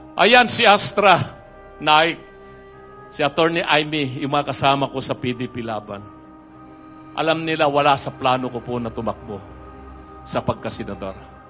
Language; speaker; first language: Filipino; non-native, local second language; Iloko